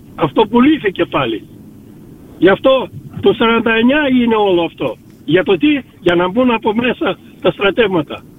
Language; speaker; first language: Greek; early bilingual, heritage; Greek